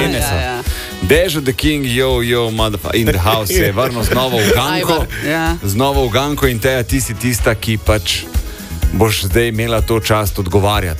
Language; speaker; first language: Slovenian; native; Slovenian